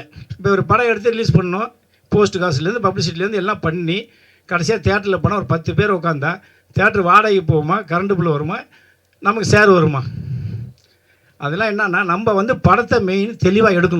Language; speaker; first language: Tamil; native; Tamil